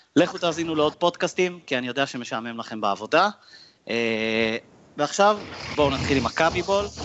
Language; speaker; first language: Hebrew; native; Hebrew